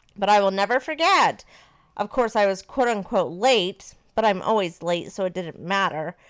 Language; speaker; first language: English; native; English